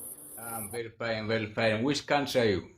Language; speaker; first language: English; non-native, learner; Swahili